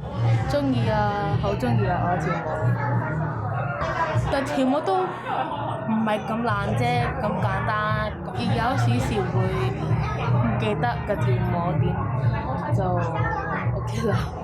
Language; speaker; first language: Cantonese; early bilingual, other home language; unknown